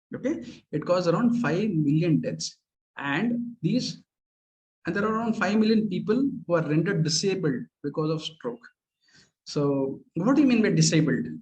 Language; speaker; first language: English; non-native, local second language; Kannada